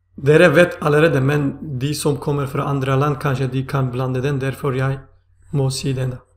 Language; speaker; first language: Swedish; non-native, fluent; Turkish